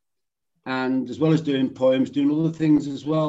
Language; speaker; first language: English; native; English